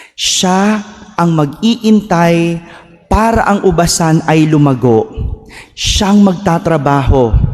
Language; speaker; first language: Filipino; native; Filipino